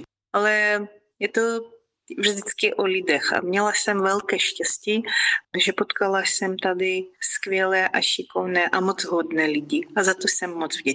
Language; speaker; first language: Czech; non-native, fluent; Ukrainian